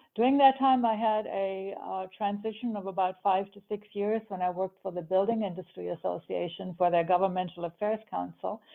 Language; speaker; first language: English; early bilingual, other home language; German